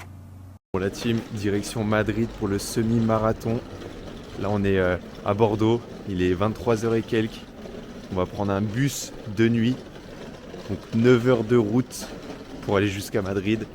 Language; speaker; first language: French; native; French